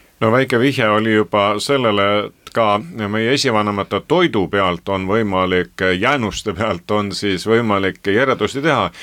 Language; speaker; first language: Estonian; native; Estonian